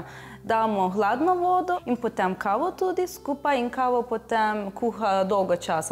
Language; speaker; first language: Slovenian; non-native, fluent; Turkish